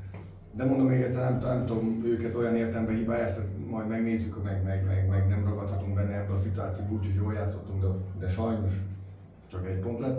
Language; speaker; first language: Hungarian; native; Hungarian